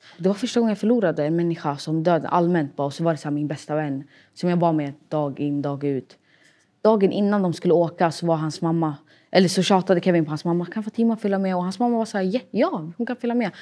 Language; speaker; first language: Swedish; early bilingual, other home language; Arabic